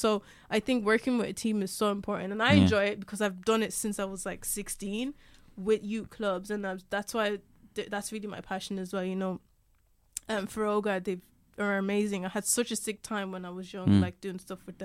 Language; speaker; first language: English; native; English